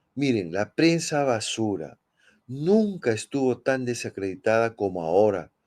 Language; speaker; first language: Spanish; native; Spanish